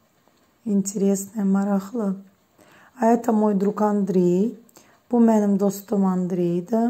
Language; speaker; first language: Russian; non-native, fluent; Azerbaijani